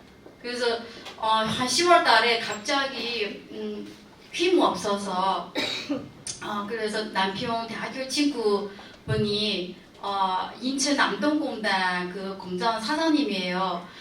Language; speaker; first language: Korean; non-native, learner; Chinese